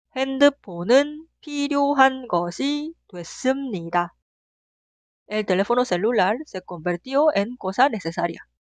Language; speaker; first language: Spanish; non-native, fluent; Korean